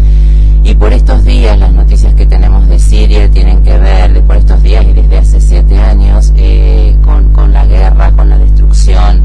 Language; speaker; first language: Spanish; native; Spanish